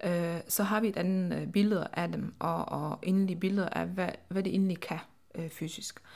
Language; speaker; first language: Danish; non-native, fluent; Polish